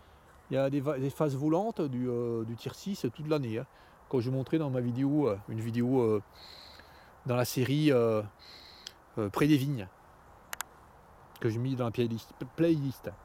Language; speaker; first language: French; native; French